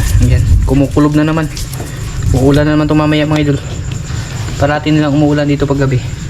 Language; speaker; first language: Filipino; non-native, local second language; Cebuano